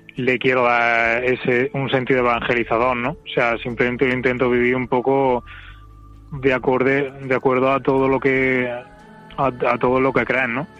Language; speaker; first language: Spanish; native; Spanish